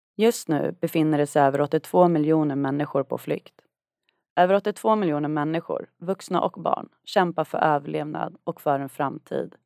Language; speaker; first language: Swedish; native; Swedish